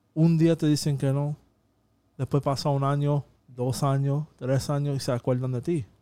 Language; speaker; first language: Spanish; early bilingual, heritage; Spanish